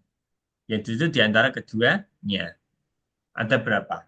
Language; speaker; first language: Indonesian; native; Indonesian